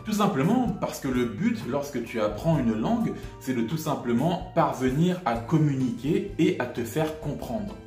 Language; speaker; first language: French; native; French